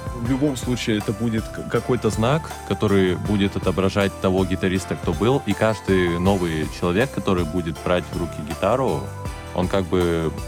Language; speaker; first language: Russian; native; Russian